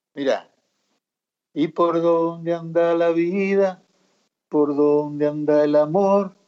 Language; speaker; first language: Spanish; native; Spanish